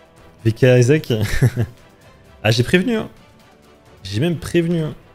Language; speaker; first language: French; native; French